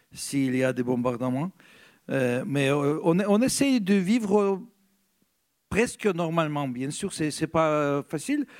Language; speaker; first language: French; non-native, fluent; Russian